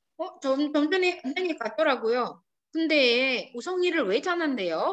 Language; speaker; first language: Korean; non-native, fluent; Indonesian